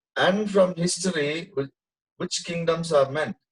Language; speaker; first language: English; non-native, local second language; Telugu